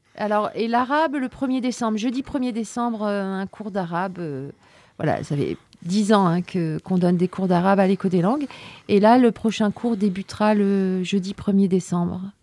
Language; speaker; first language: French; native; French